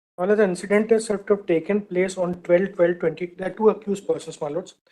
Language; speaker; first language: English; non-native, local second language; Hindi